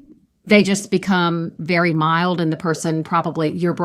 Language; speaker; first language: English; native; English